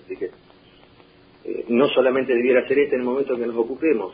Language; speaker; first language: Spanish; native; Spanish